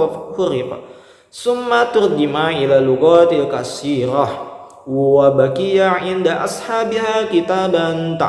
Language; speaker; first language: Arabic; non-native, learner; Indonesian